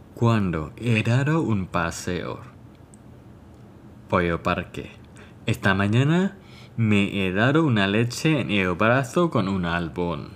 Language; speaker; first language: Spanish; non-native, fluent; Thai